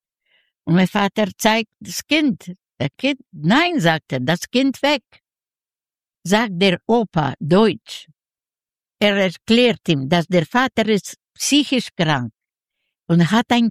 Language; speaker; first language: German; non-native, learner; Yiddish